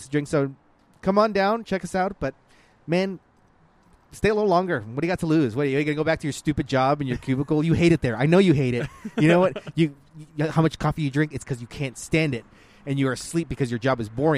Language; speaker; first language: English; early bilingual, other home language; Spanish